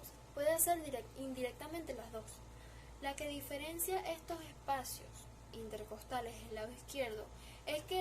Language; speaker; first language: Spanish; native; Spanish